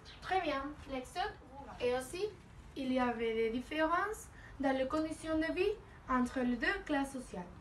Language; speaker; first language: French; non-native, learner; Spanish